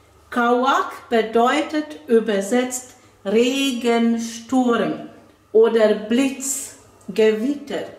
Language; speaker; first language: German; non-native, fluent; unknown